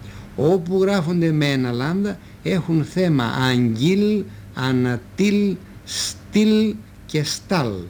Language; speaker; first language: Greek; native; Greek